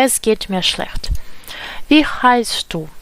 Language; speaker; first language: German; non-native, fluent; Ukrainian